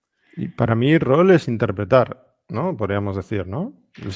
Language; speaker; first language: Spanish; native; Spanish